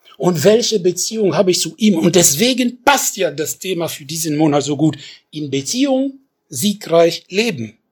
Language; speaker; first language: German; non-native, fluent; French